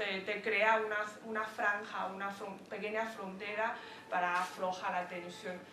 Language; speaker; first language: Spanish; non-native, fluent; Chinese